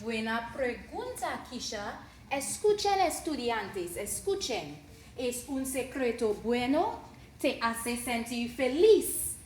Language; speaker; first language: Spanish; non-native, learner; English